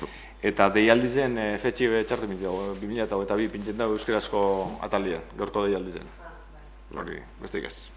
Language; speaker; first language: Basque; native; Basque